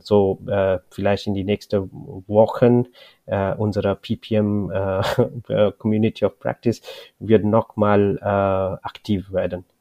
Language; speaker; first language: German; non-native, learner; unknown